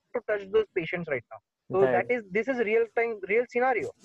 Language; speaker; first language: English; non-native, local second language; Marathi